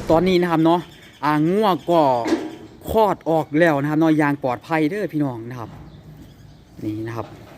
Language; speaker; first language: Thai; native; Thai